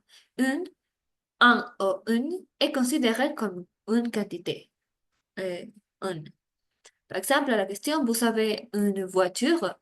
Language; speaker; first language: French; non-native, learner; Spanish